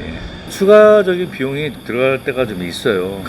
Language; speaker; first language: Korean; native; Korean